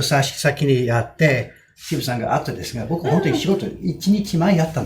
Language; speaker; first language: Japanese; non-native, fluent; English